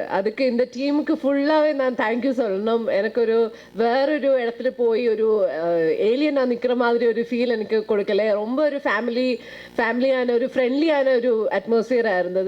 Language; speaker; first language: Tamil; non-native, fluent; Malayalam